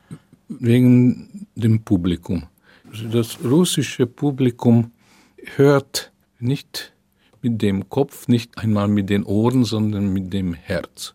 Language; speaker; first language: German; non-native, fluent; Hungarian